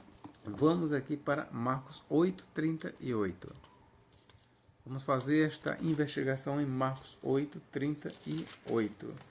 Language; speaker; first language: Portuguese; native; Portuguese